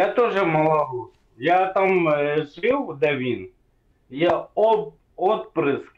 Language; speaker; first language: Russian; non-native, local second language; Ukrainian